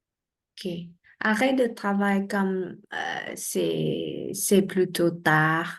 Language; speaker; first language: French; non-native, learner; Vietnamese